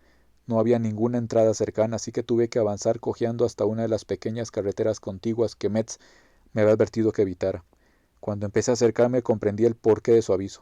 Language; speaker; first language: Spanish; native; Spanish